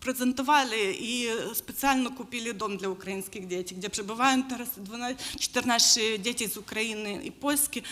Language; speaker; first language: Polish; non-native, learner; Ukrainian